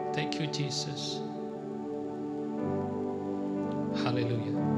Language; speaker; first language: English; non-native, local second language; Malay